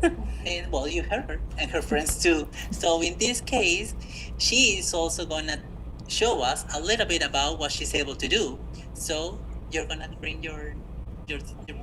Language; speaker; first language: English; non-native, fluent; Spanish